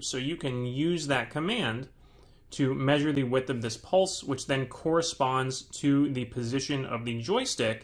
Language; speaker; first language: English; native; English